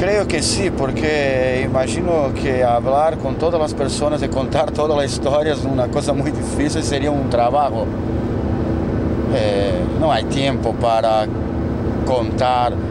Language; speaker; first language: Spanish; non-native, learner; Portuguese